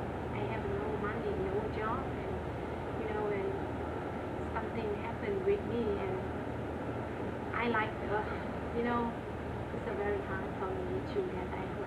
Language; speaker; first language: English; non-native, learner; Vietnamese